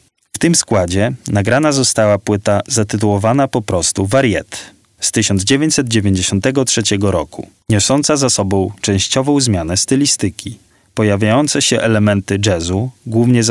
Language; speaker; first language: Polish; native; Polish